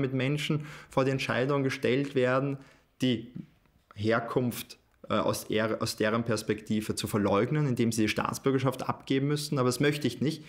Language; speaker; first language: German; native; German